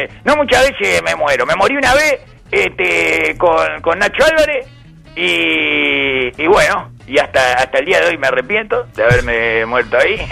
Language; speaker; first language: Spanish; native; Spanish